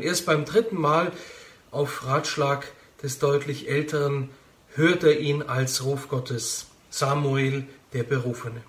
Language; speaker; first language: German; native; German